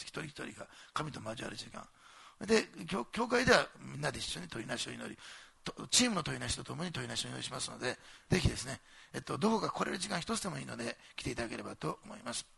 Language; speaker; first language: Japanese; native; Japanese